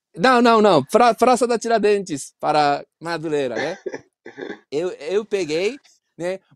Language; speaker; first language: Portuguese; non-native, learner; Japanese